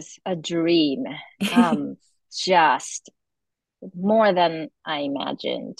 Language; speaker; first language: English; non-native, fluent; Japanese